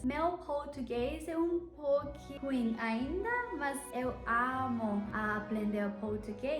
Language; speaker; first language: Portuguese; non-native, learner; Japanese